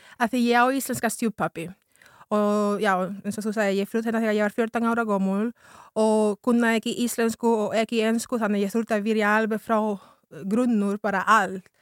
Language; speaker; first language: Icelandic; non-native, fluent; Spanish